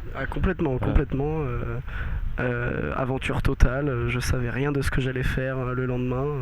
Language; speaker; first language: French; native; French